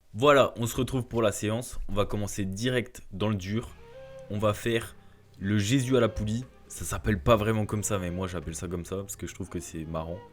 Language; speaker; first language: French; native; French